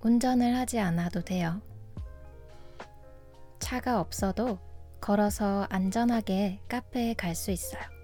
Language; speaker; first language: Korean; non-native, fluent; English